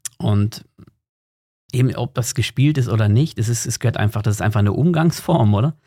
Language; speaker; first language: German; native; German